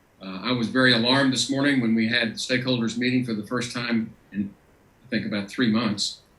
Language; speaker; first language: English; native; English